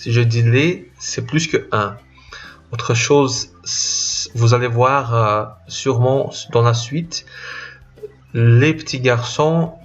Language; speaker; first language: French; non-native, fluent; Portuguese